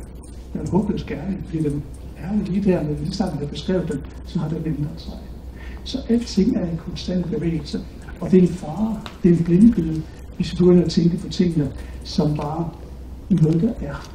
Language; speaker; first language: Danish; native; Danish